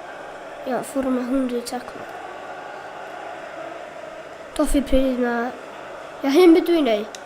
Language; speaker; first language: Welsh; native; Welsh